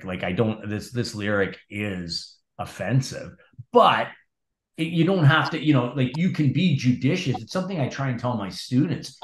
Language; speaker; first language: English; native; English